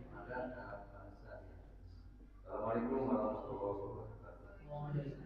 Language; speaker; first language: Indonesian; native; Indonesian